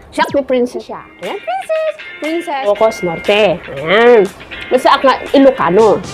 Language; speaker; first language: Filipino; non-native, local second language; Iloko